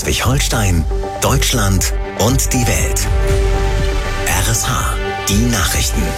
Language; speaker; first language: German; native; German